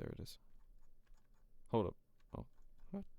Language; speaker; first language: English; non-native, fluent; German